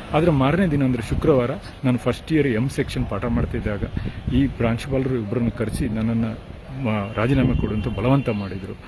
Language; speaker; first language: Kannada; native; Kannada